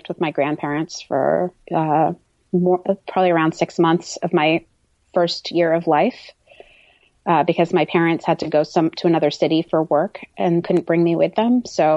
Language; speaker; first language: English; native; English